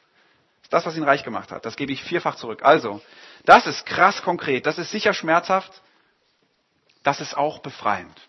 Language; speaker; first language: German; native; German